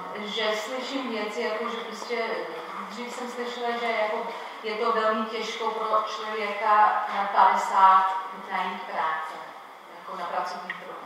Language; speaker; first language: Czech; non-native, fluent; English